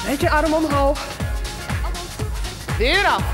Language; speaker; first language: Dutch; native; Dutch